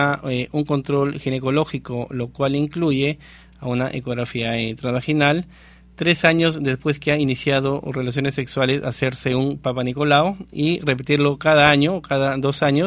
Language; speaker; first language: Spanish; native; Spanish